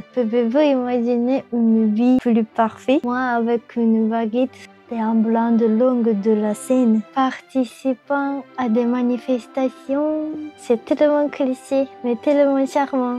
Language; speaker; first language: French; non-native, learner; Japanese